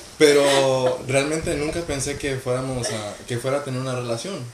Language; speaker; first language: Spanish; native; Spanish